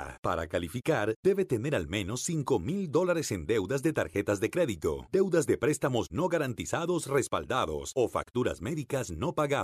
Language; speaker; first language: Spanish; non-native, learner; English